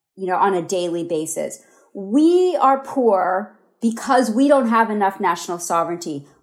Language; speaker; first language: English; native; English